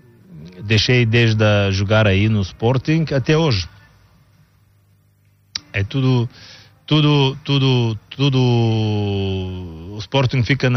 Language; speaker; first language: Portuguese; non-native, learner; Bulgarian